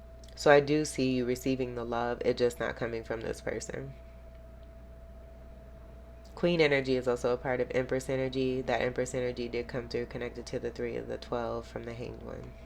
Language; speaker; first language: English; native; English